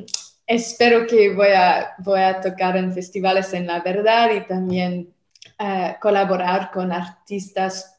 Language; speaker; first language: Spanish; non-native, learner; French